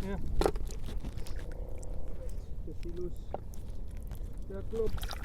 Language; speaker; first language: Dutch; native; Dutch